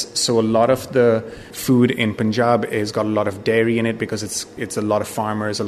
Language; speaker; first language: English; non-native, local second language; Bangla